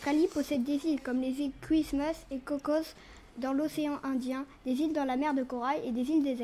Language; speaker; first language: French; native; French